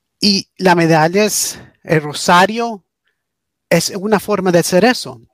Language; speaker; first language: Spanish; early bilingual, heritage; English